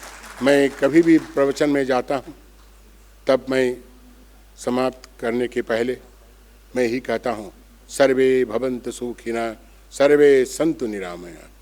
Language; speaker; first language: Hindi; non-native, local second language; Bangla